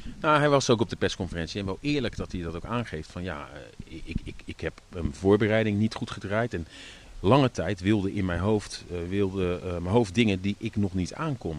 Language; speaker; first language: Dutch; native; Dutch